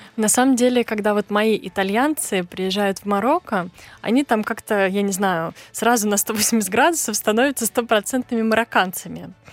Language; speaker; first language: Russian; native; Russian